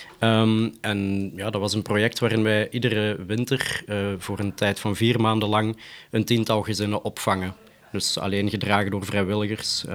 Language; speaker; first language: Dutch; native; Dutch